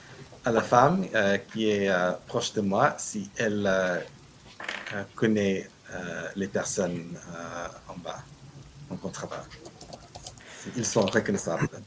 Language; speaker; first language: French; non-native, learner; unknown